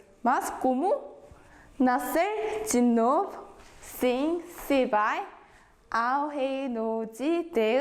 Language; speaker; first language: Portuguese; non-native, fluent; Korean